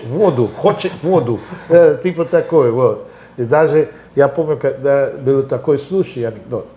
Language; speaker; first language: Russian; non-native, fluent; Spanish